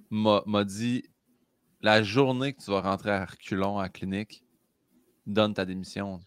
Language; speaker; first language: French; native; French